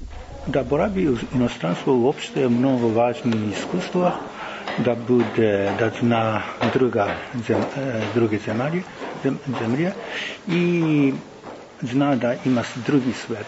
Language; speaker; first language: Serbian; non-native, learner; Japanese